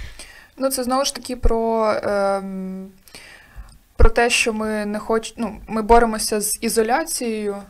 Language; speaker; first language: Ukrainian; native; Ukrainian